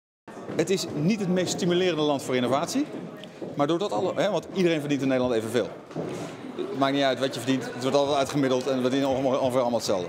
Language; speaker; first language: Dutch; native; Dutch